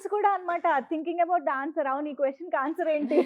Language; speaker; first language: Telugu; native; Telugu